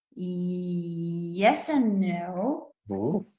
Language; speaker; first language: English; non-native, fluent; Hungarian